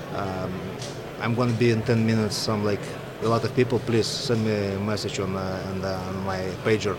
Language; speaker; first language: English; non-native, fluent; Russian